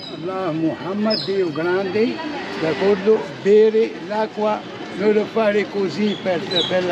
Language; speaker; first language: Italian; non-native, learner; Arabic